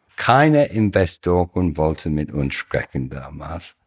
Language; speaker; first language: German; non-native, fluent; English